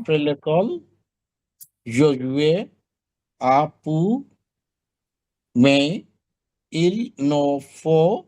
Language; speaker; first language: French; non-native, learner; Bangla